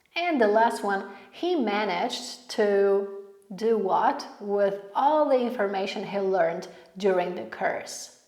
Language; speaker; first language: English; non-native, fluent; Polish